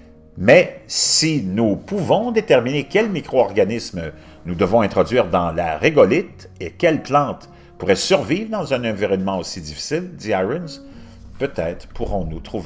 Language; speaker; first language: French; native; French